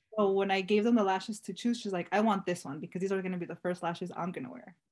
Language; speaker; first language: English; native; English